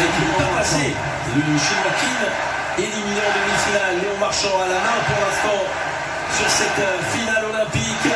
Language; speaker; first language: French; native; French